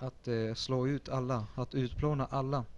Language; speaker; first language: Swedish; early bilingual, other home language; Spanish